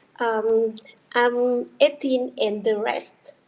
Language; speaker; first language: English; non-native, learner; Vietnamese